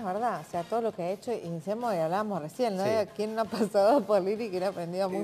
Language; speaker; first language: Spanish; native; Spanish